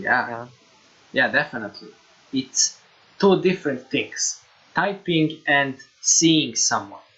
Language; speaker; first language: English; non-native, fluent; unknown